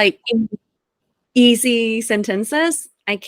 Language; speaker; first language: English; non-native, fluent; Thai